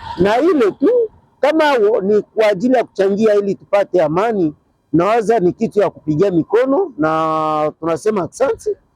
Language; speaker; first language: Swahili; native; Swahili